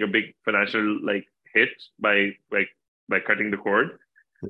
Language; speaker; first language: English; non-native, local second language; Urdu